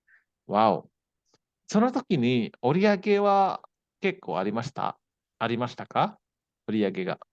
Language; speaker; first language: Japanese; non-native, fluent; Indonesian